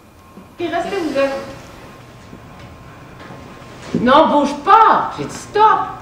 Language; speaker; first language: French; native; French